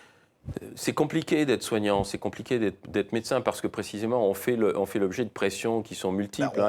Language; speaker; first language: French; native; French